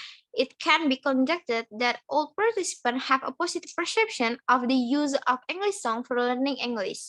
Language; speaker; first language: English; non-native, learner; Indonesian